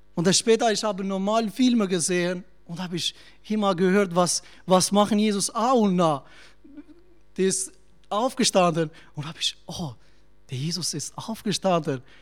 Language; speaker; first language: German; non-native, learner; Albanian